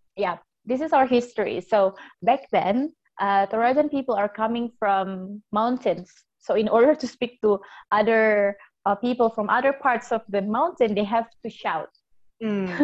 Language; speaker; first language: English; non-native, fluent; Indonesian